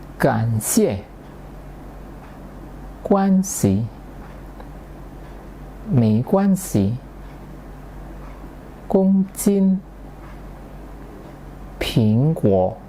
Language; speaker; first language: Chinese; non-native, fluent; Indonesian